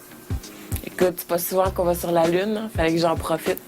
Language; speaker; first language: French; native; French